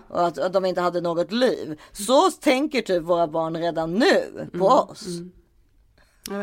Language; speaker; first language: Swedish; native; Swedish